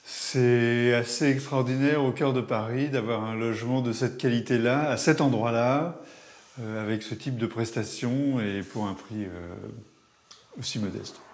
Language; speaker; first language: French; native; French